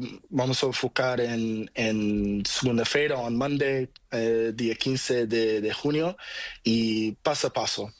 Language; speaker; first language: Spanish; non-native, learner; Portuguese